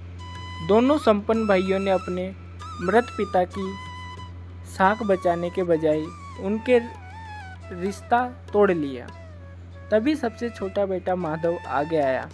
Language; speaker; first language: Hindi; native; Hindi